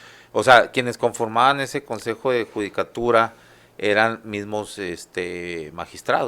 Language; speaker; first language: Spanish; native; Spanish